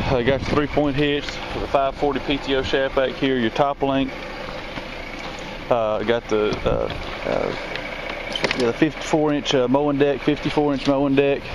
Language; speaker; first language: English; native; English